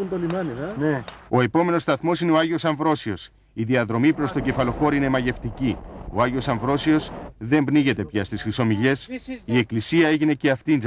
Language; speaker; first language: Greek; native; Greek